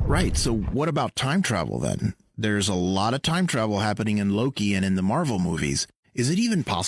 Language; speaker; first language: English; native; English